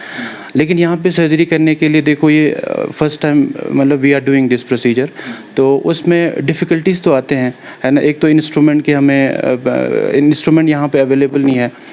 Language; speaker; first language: Hindi; non-native, local second language; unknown